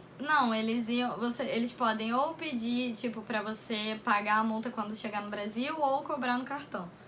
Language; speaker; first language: Portuguese; native; Portuguese